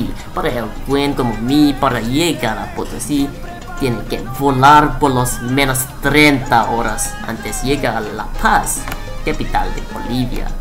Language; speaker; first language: Spanish; non-native, learner; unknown